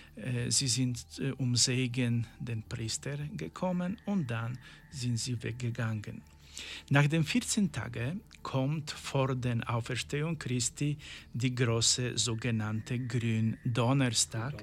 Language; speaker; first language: German; non-native, learner; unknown